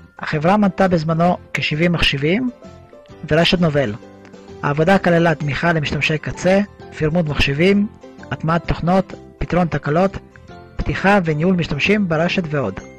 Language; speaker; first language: Hebrew; early bilingual, other home language; Russian